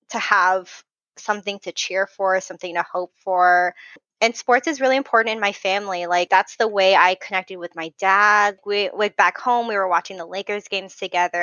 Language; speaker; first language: English; native; English